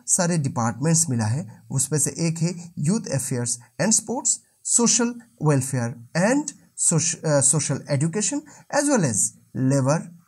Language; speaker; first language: Hindi; non-native, local second language; Bangla